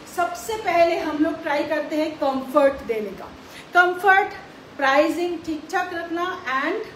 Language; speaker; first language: Hindi; non-native, local second language; Bangla